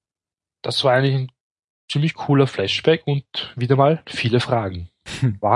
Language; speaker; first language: German; native; German